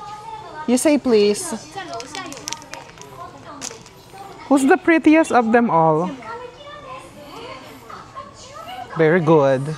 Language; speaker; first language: English; non-native, fluent; Filipino